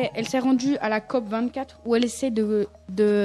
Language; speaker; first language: French; native; French